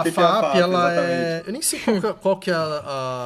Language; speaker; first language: Portuguese; native; Portuguese